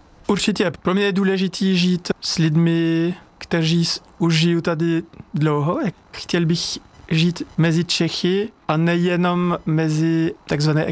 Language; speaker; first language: Czech; non-native, fluent; French